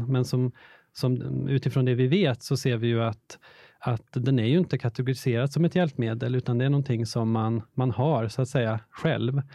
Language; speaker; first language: Swedish; native; Swedish